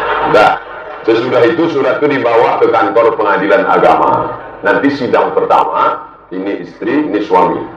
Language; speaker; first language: Indonesian; non-native, local second language; Malay